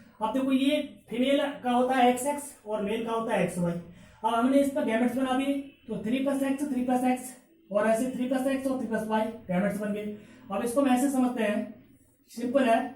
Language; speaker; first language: Hindi; native; Hindi